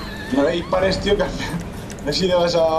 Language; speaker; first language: Spanish; native; Spanish